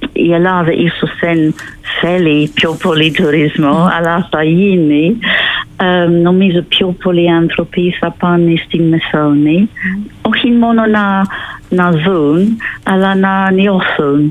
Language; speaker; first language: Greek; non-native, fluent; English